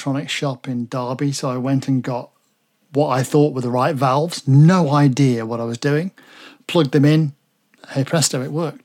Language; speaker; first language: English; native; English